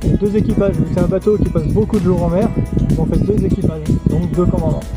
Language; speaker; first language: French; native; French